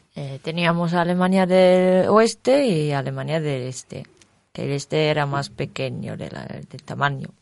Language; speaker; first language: Spanish; non-native, fluent; German